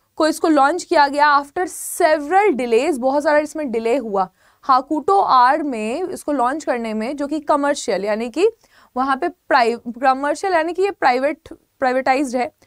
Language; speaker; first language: Hindi; native; Hindi